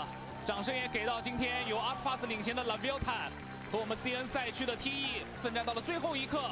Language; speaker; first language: Chinese; native; Chinese